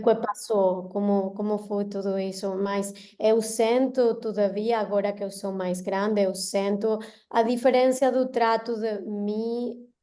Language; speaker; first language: Portuguese; non-native, learner; Spanish